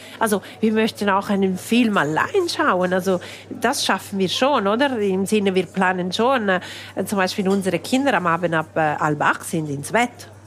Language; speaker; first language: German; non-native, local second language; Italian